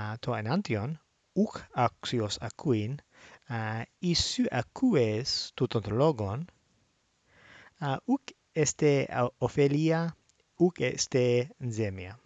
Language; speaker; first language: Greek; non-native, fluent; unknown